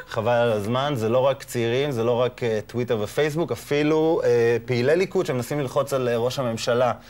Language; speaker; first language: Hebrew; native; Hebrew